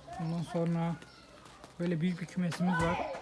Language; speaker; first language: Turkish; native; Turkish